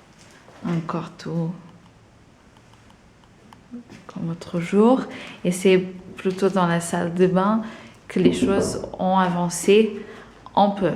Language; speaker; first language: French; non-native, fluent; Portuguese